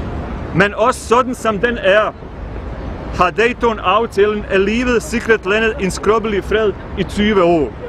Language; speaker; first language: Danish; non-native, fluent; Bosnian